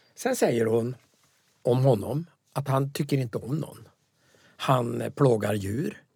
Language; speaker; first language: Swedish; native; Swedish